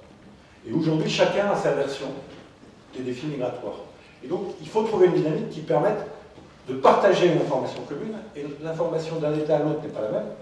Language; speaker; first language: French; native; French